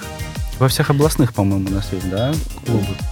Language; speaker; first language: Russian; native; Russian